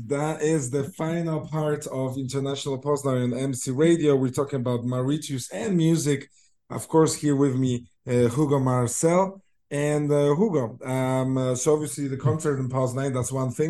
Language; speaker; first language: English; non-native, fluent; Polish